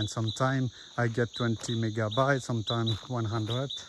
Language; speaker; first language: English; non-native, learner; French